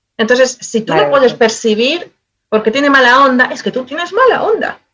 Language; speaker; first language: Spanish; non-native, fluent; Polish